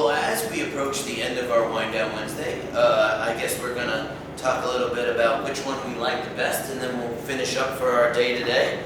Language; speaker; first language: English; native; English